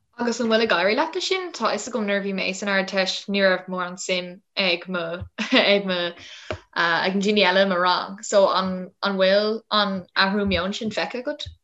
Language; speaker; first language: Irish; non-native, local second language; English